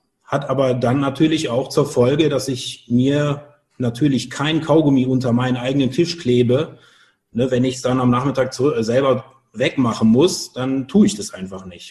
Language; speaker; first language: German; native; German